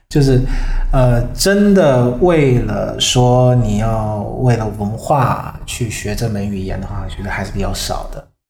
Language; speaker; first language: Chinese; non-native, fluent; Vietnamese